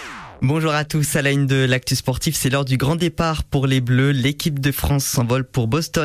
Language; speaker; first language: French; native; French